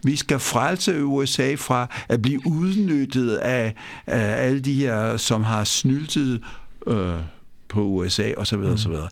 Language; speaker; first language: Danish; early bilingual, other home language; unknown